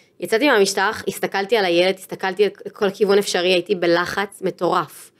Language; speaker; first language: Hebrew; native; Hebrew